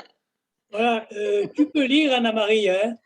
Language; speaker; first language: French; native; French